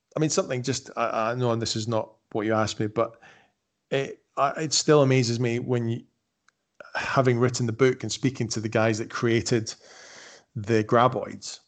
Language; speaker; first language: English; native; English